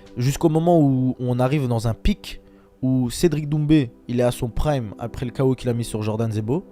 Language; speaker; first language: French; early bilingual, other home language; Chechen